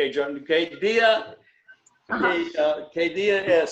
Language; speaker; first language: Spanish; non-native, learner; English